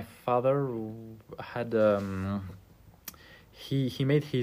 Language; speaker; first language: English; non-native, fluent; French